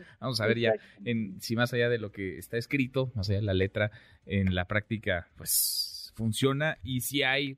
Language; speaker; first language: Spanish; native; Spanish